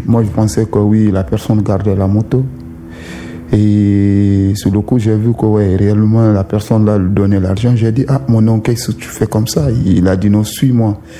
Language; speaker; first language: French; non-native, local second language; Susu